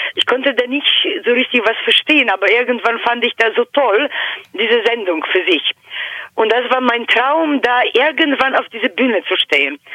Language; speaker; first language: German; non-native, fluent; Polish